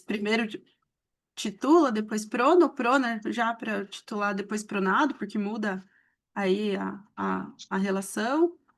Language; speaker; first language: Portuguese; native; Portuguese